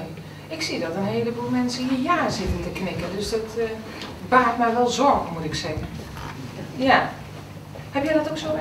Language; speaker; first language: Dutch; native; Dutch